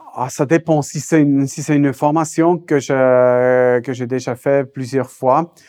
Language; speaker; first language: French; non-native, local second language; Swiss German